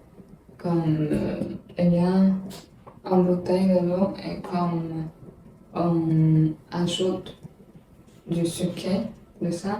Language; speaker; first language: French; non-native, learner; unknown